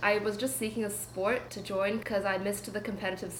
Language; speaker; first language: English; non-native, local second language; Cantonese